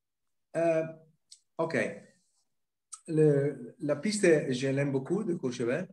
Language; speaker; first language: French; non-native, fluent; Italian